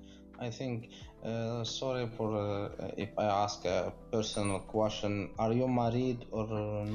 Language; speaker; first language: English; non-native, learner; Arabic